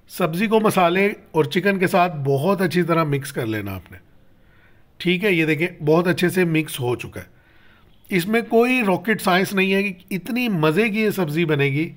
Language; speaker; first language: Urdu; native; Urdu